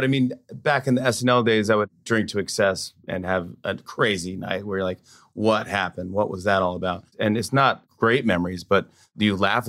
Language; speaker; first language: English; native; English